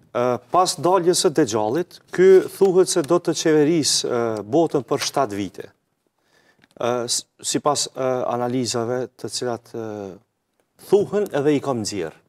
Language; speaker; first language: Albanian; native; Albanian